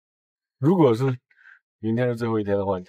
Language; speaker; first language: Chinese; native; Chinese